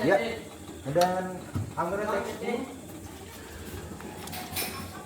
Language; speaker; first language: English; non-native, learner; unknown